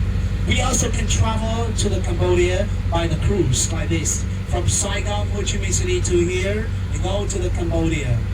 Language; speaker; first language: English; non-native, fluent; Vietnamese